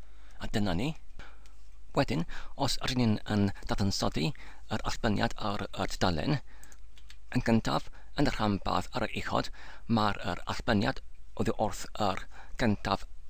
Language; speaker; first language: Welsh; non-native, learner; English